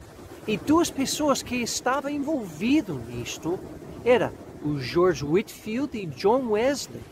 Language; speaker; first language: Portuguese; non-native, fluent; English